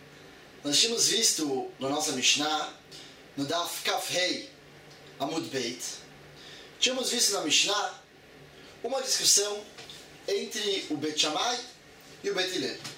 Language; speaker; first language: Portuguese; native; Portuguese